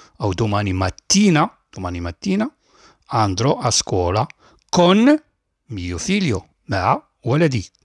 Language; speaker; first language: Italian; non-native, fluent; Arabic